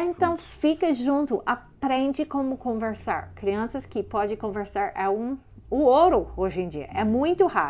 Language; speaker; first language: Portuguese; non-native, learner; English